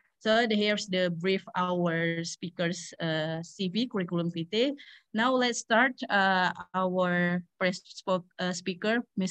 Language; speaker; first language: English; non-native, learner; Indonesian